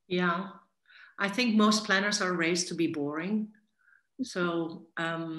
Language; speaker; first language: English; non-native, fluent; Dutch